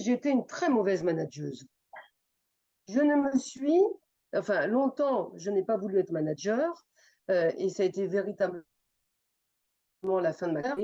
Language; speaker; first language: French; native; French